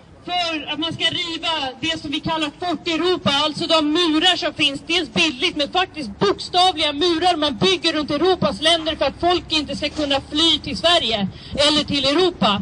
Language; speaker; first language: Swedish; native; Swedish